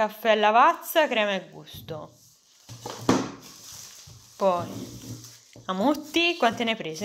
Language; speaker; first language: Italian; native; Italian